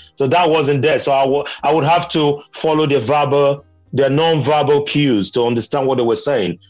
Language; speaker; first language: English; non-native, local second language; Nigerian Pidgin